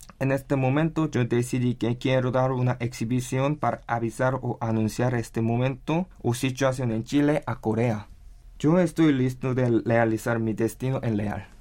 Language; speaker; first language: Spanish; non-native, learner; Korean